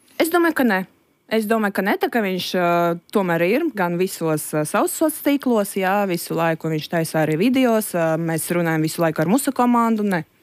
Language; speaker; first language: Latvian; non-native, local second language; Russian